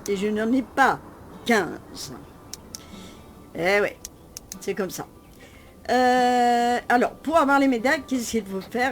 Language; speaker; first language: French; native; French